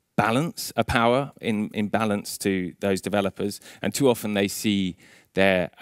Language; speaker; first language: English; native; English